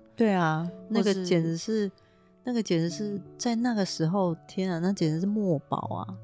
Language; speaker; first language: Chinese; native; Chinese